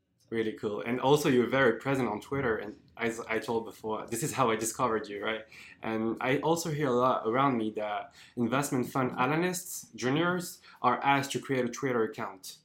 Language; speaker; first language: English; non-native, fluent; French